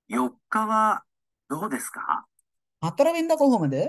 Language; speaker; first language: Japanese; non-native, fluent; Sinhala